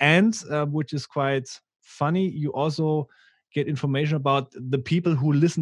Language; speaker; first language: English; non-native, fluent; German